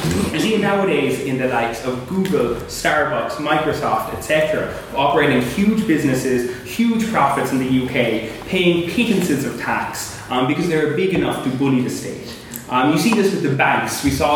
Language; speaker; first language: English; native; English